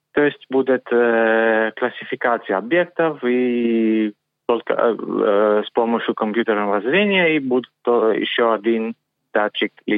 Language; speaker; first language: Russian; non-native, learner; Greek